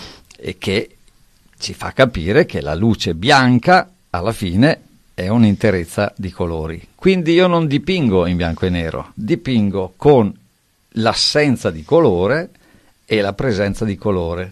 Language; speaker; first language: Italian; native; Italian